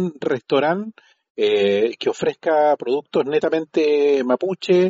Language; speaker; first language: Spanish; native; Spanish